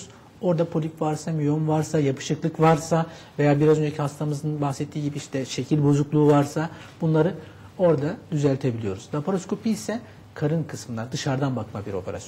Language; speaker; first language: Turkish; native; Turkish